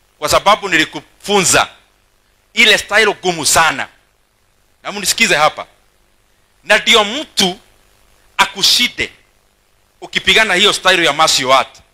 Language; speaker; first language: Swahili; non-native, local second language; Kikuyu